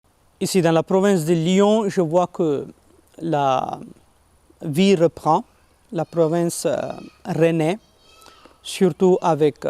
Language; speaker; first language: French; non-native, fluent; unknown